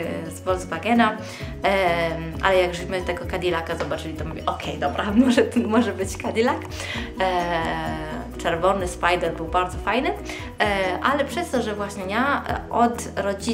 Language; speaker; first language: Polish; early bilingual, heritage; Polish